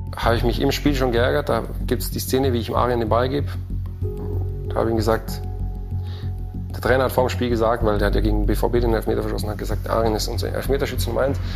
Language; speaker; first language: German; native; German